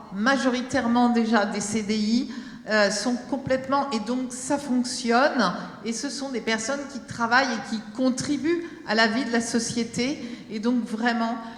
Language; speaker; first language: French; native; French